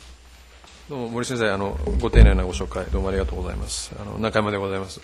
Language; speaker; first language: Japanese; native; Japanese